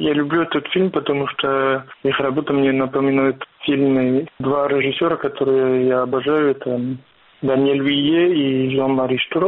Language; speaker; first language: Russian; non-native, fluent; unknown